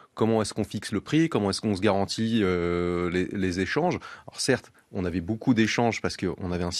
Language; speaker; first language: French; native; French